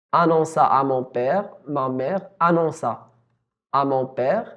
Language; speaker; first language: French; non-native, local second language; Arabic